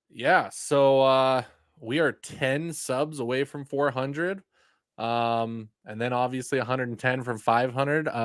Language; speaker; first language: English; native; English